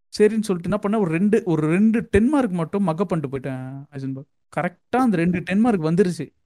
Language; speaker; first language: Tamil; native; Tamil